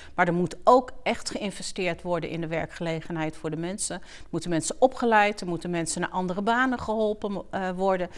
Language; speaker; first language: Dutch; native; Dutch